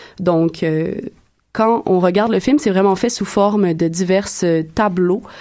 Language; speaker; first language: French; native; French